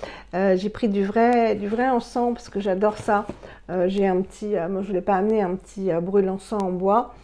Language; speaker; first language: French; native; French